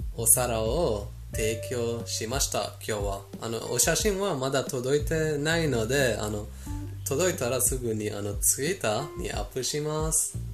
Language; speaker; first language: Japanese; non-native, fluent; Persian